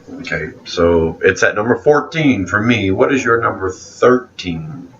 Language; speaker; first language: English; native; English